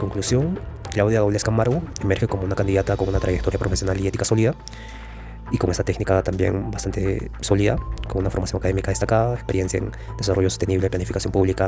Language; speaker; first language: Spanish; native; Spanish